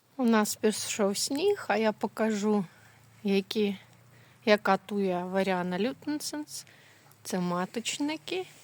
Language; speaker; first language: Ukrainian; non-native, local second language; Russian